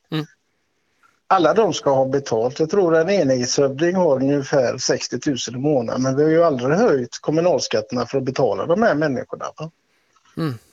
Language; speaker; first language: Swedish; native; Swedish